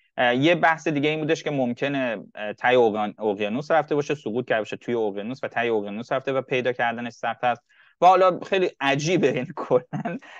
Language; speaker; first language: Persian; native; Persian